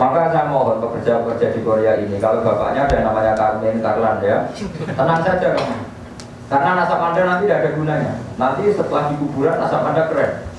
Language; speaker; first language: Malay; non-native, local second language; Javanese